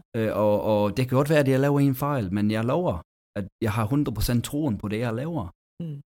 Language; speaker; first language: Danish; non-native, fluent; English